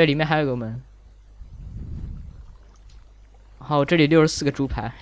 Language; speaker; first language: Chinese; native; Chinese